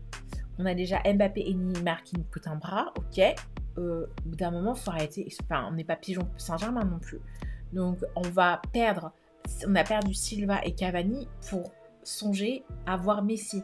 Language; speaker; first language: French; native; French